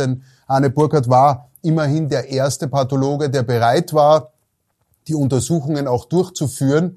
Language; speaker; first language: German; native; German